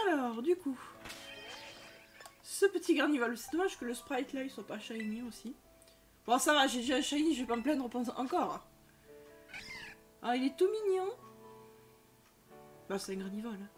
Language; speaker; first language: French; native; French